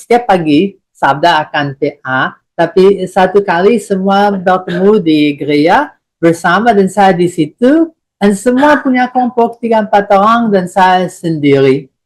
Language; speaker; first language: Indonesian; non-native, fluent; English